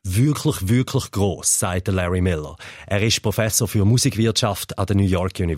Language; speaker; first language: German; native; German